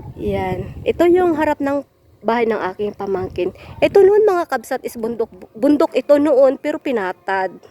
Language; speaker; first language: Filipino; non-native, local second language; Iloko